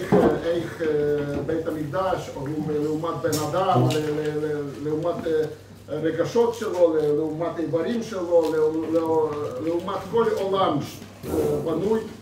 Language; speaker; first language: Hebrew; non-native, fluent; Russian